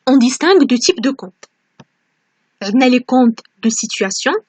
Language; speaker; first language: French; non-native, local second language; Arabic